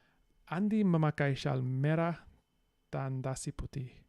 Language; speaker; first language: Indonesian; non-native, learner; English